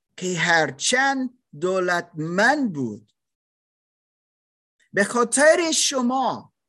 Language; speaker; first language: Persian; non-native, learner; German